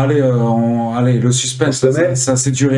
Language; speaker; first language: French; native; French